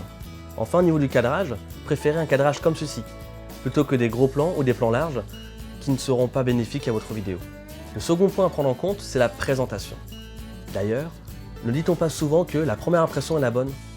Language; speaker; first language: French; native; French